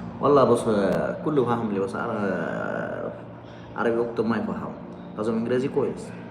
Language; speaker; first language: Arabic; non-native, learner; Bangla